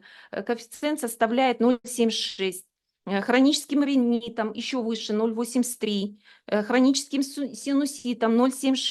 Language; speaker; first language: Russian; native; Russian